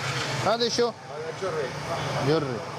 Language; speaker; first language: Arabic; non-native, fluent; Russian